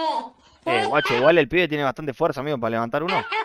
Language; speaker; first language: Spanish; native; Spanish